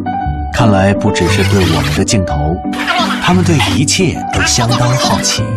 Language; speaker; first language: Chinese; native; Chinese